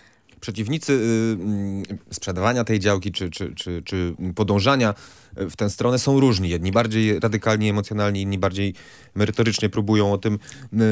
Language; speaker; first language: Polish; native; Polish